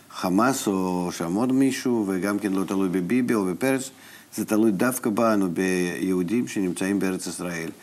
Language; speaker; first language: Hebrew; non-native, fluent; Russian